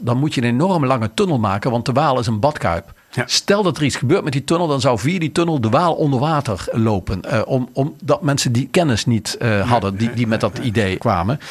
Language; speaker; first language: Dutch; native; Dutch